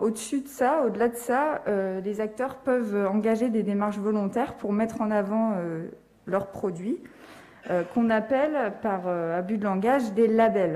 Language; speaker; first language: French; native; French